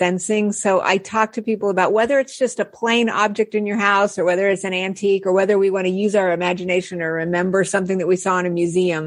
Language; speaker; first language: English; native; English